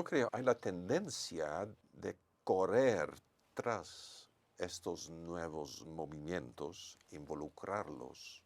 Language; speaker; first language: Spanish; non-native, fluent; Dutch